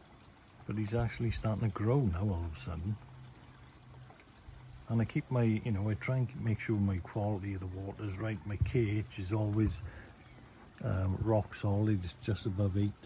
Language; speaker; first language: English; native; English